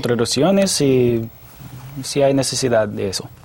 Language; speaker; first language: Spanish; non-native, fluent; English